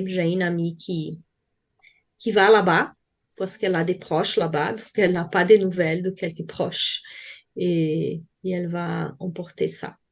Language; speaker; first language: French; non-native, fluent; Portuguese